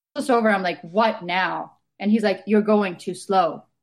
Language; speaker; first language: English; non-native, fluent; Estonian